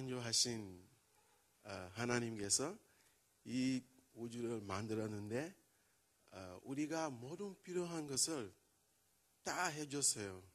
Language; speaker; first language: Korean; non-native, learner; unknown